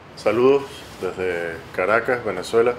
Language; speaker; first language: Spanish; native; Spanish